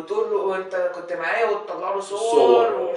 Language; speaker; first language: Arabic; native; Arabic